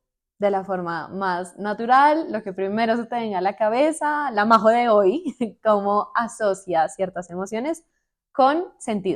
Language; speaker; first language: Spanish; native; Spanish